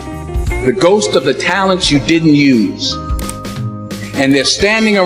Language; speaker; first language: English; native; English